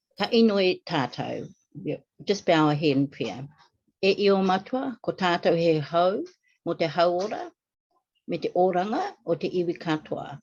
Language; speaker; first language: English; non-native, local second language; Māori